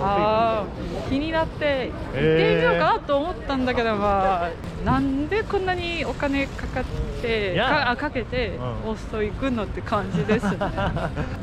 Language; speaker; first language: Japanese; non-native, fluent; Korean